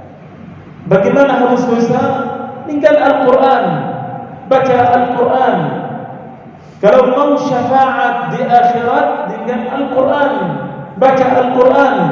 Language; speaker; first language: Indonesian; non-native, learner; Arabic